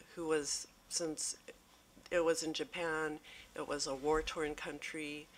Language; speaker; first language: English; native; English